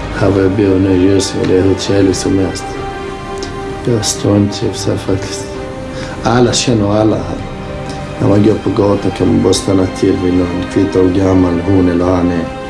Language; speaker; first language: Swedish; early bilingual, other home language; Bosnian